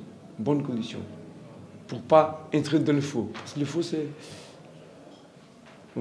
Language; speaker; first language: French; non-native, learner; Portuguese